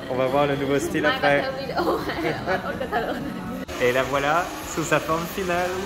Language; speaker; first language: French; native; French